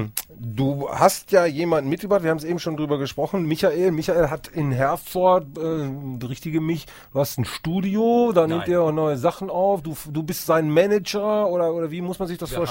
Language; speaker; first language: German; native; German